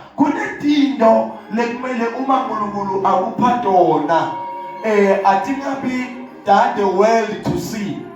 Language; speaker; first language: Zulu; non-native, local second language; Swati